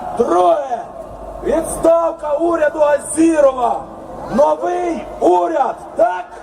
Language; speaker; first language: Ukrainian; native; Ukrainian